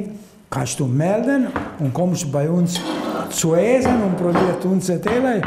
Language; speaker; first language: German; non-native, learner; Italian